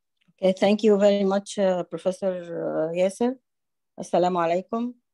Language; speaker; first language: English; non-native, fluent; Arabic